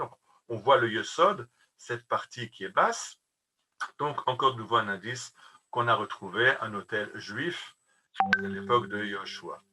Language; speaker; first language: French; native; French